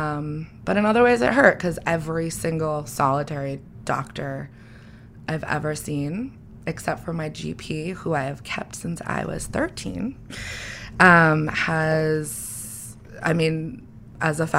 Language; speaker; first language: English; native; English